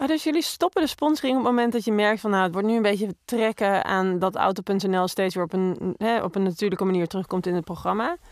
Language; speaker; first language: Dutch; native; Dutch